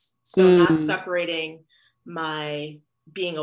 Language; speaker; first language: English; native; English